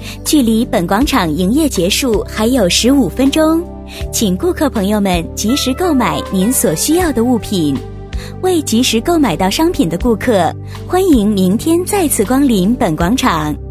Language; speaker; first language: Chinese; native; Chinese